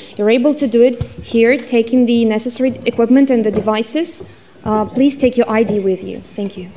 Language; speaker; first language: English; non-native, fluent; Russian